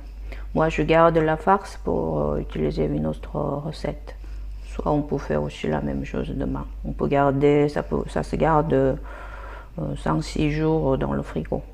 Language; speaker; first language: French; non-native, learner; Korean